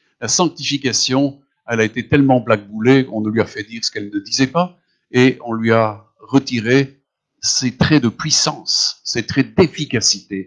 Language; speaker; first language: French; native; French